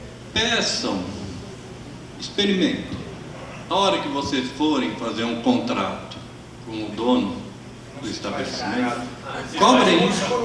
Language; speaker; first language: Portuguese; native; Portuguese